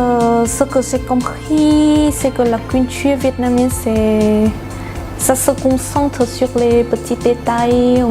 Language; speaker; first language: French; non-native, fluent; Vietnamese